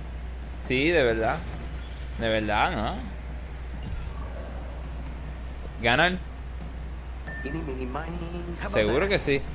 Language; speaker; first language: Spanish; early bilingual, heritage; Spanish